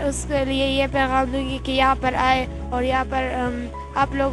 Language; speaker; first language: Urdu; non-native, local second language; Pashto